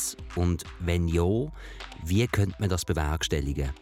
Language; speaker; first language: German; native; German